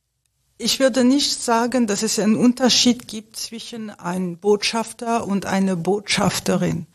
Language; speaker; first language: German; non-native, fluent; French